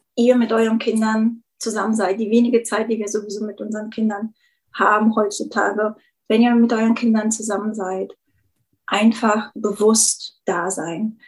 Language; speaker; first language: German; non-native, fluent; Bulgarian